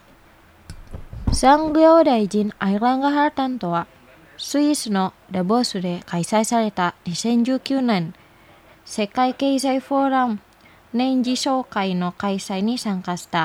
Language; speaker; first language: Japanese; non-native, fluent; Indonesian